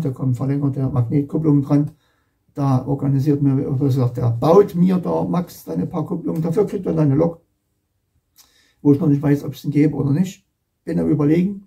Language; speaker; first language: German; native; German